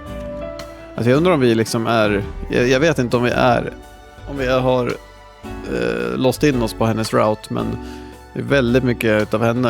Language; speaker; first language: Swedish; native; Swedish